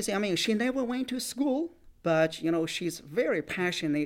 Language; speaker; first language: English; non-native, fluent; Chinese